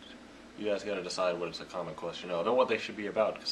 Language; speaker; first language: English; native; English